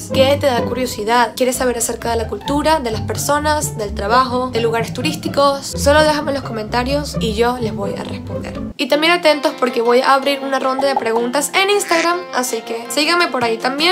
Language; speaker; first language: Spanish; native; Spanish